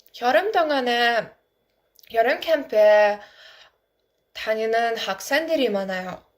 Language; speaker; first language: Korean; non-native, learner; Ukrainian